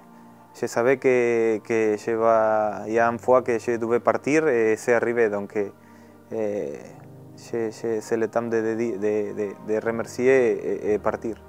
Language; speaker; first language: French; non-native, learner; Spanish